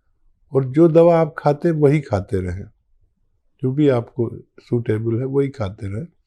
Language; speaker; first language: Hindi; native; Hindi